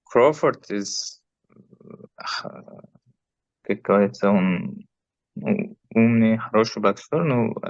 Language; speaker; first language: Russian; non-native, fluent; Uzbek